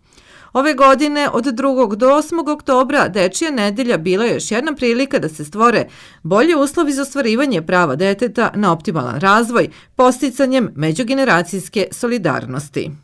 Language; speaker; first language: Serbian; native; Serbian